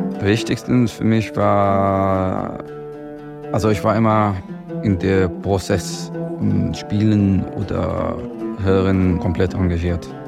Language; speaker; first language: German; non-native, fluent; Arabic